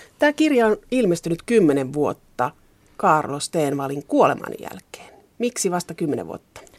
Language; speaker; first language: Finnish; native; Finnish